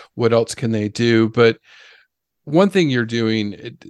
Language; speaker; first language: English; native; English